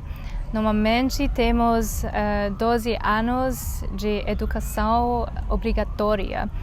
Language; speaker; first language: Portuguese; non-native, learner; Chinese